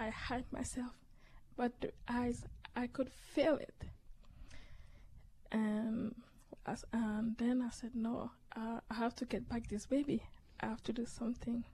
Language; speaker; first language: English; native; English